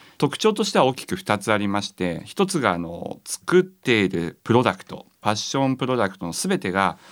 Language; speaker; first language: Japanese; native; Japanese